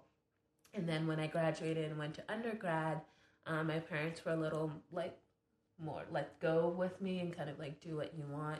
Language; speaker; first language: English; non-native, fluent; French